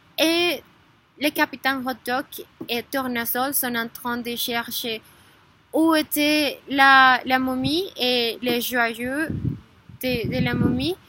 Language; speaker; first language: French; non-native, learner; Spanish